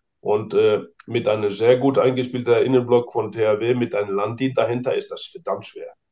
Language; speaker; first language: German; non-native, fluent; Icelandic